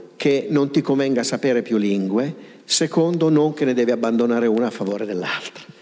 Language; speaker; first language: Italian; native; Italian